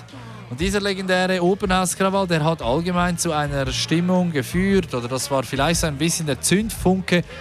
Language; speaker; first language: German; native; German